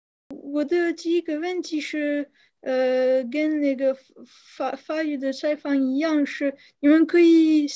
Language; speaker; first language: Chinese; non-native, fluent; French